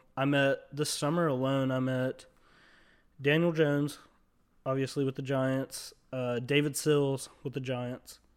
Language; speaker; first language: English; native; English